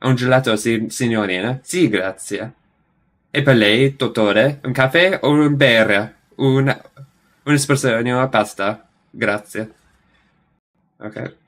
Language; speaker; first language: Italian; non-native, learner; English